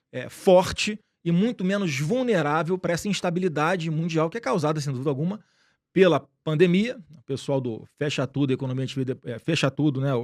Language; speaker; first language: Portuguese; native; Portuguese